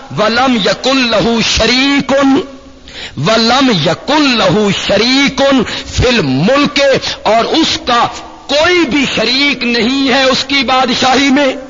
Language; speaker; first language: Urdu; non-native, local second language; Punjabi